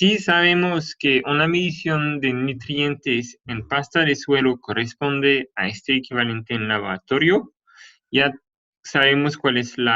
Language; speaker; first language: Spanish; non-native, fluent; French